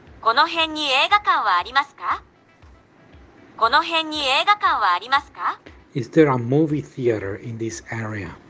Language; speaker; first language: Japanese; non-native, learner; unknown